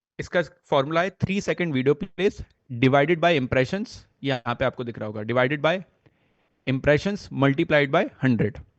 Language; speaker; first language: Hindi; native; Hindi